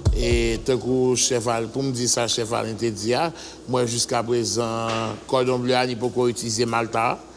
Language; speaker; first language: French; non-native, local second language; Haitian Creole